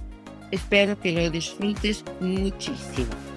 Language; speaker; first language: Spanish; non-native, fluent; Portuguese